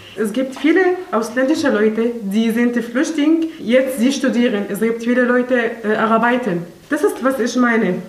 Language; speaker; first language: German; non-native, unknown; Arabic